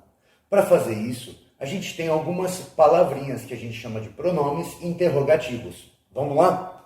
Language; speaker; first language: Portuguese; non-native, fluent; English